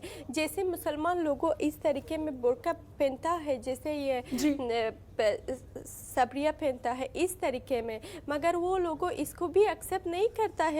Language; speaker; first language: Hindi; non-native, learner; Persian